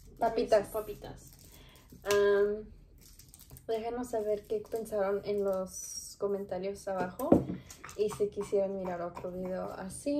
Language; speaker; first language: Spanish; early bilingual, heritage; English